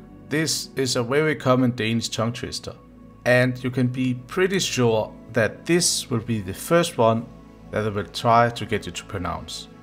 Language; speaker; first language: English; non-native, fluent; Danish